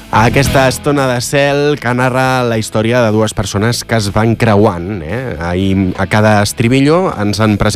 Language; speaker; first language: Catalan; native; Catalan